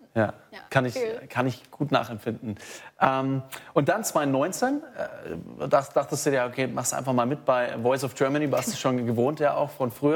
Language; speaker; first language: German; native; German